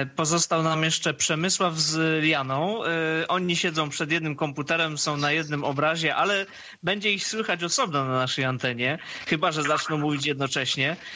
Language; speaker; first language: Polish; native; Polish